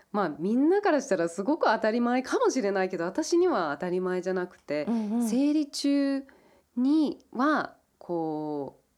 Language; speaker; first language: Japanese; early bilingual, heritage; English